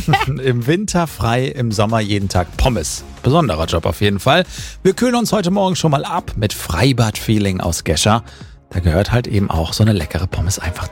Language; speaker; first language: German; native; German